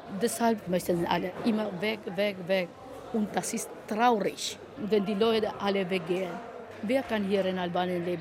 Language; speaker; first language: German; non-native, learner; Albanian